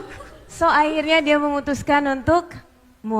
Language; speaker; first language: Indonesian; native; Indonesian